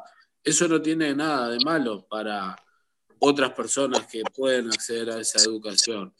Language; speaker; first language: Spanish; native; Spanish